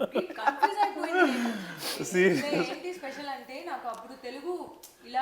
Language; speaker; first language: Telugu; non-native, learner; Tamil